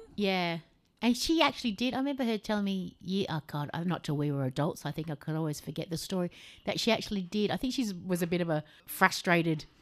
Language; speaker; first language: English; native; English